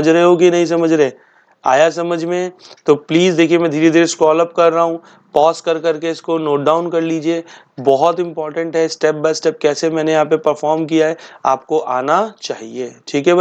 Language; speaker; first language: Hindi; native; Hindi